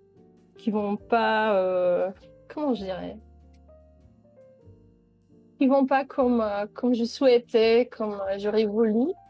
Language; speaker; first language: French; non-native, local second language; Dutch